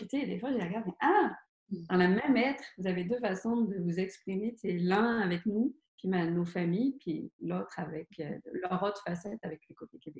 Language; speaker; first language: French; native; French